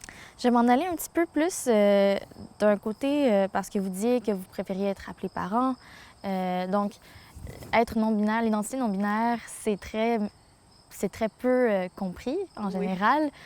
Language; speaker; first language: French; native; French